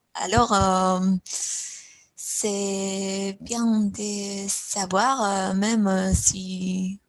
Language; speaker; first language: French; non-native, fluent; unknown